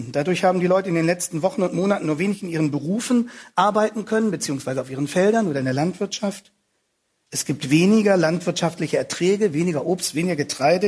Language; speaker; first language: German; native; German